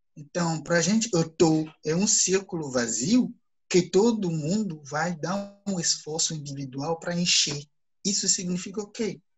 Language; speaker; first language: Portuguese; non-native, fluent; Ewe